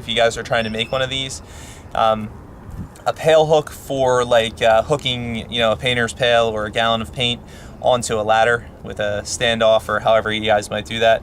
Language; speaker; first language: English; native; English